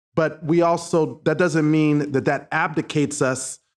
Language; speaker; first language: English; native; English